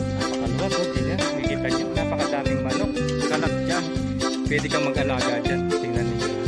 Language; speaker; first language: Filipino; non-native, local second language; Pampanga